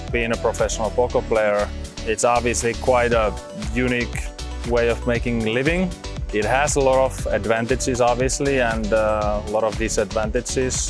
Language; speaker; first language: English; non-native, fluent; Finnish